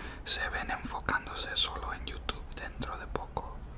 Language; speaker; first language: Spanish; early bilingual, heritage; Spanish